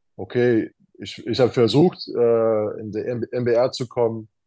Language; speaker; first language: German; non-native, fluent; English